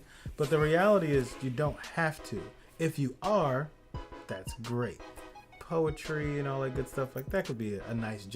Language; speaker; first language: English; native; English